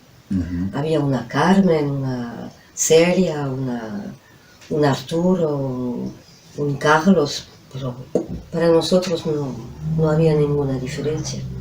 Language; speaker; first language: Spanish; non-native, fluent; French